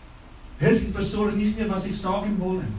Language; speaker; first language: German; non-native, fluent; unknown